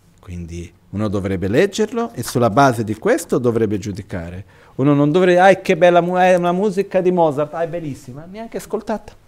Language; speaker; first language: Italian; non-native, fluent; Portuguese